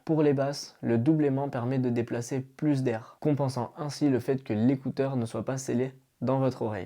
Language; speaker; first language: French; native; French